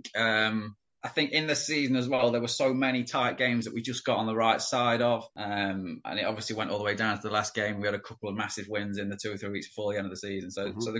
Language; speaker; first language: English; native; English